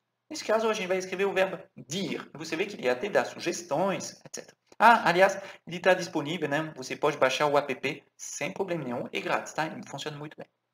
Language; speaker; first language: Portuguese; non-native, fluent; French